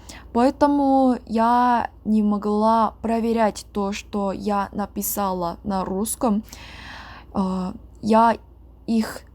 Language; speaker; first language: Russian; non-native, learner; Korean